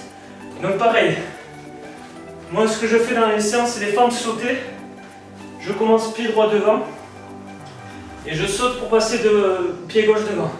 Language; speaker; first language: French; native; French